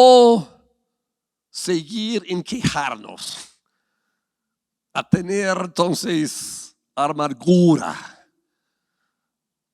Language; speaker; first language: Spanish; non-native, fluent; English